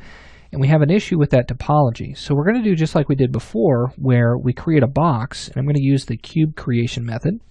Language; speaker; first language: English; native; English